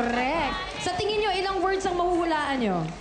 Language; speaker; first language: Filipino; native; Filipino